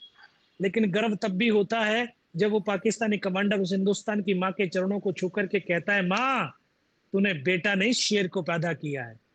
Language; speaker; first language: Hindi; native; Hindi